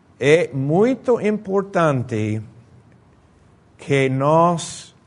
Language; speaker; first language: Portuguese; non-native, fluent; Spanish